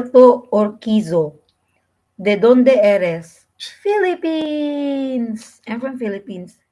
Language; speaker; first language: Spanish; non-native, learner; Filipino